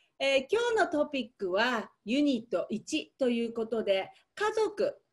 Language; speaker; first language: Japanese; native; Japanese